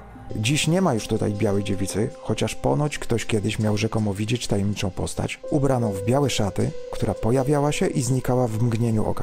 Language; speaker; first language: Polish; native; Polish